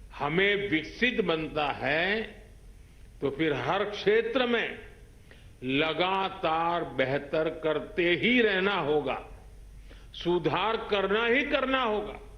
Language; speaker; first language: Hindi; non-native, local second language; Gujarati